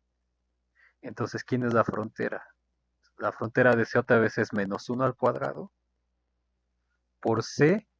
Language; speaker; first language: Spanish; native; Spanish